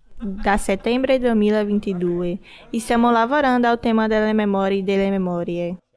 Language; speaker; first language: Italian; non-native, learner; Portuguese